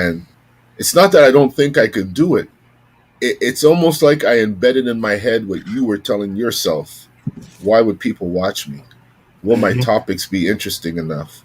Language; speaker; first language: English; native; English